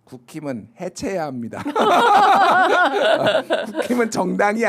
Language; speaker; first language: Korean; native; Korean